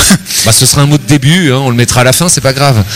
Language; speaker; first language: French; native; French